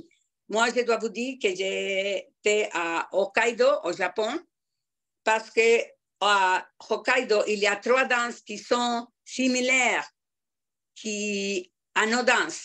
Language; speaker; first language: French; non-native, fluent; Spanish